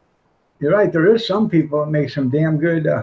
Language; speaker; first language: English; native; English